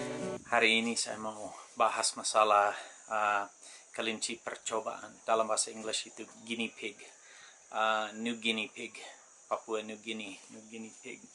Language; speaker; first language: Indonesian; non-native, fluent; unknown